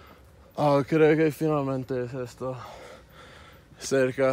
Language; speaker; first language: Spanish; non-native, learner; English